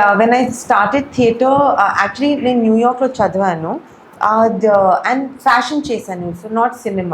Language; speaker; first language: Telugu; non-native, local second language; Urdu